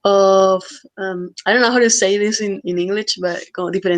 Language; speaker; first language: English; non-native, learner; Spanish